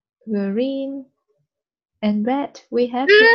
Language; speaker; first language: English; non-native, learner; Vietnamese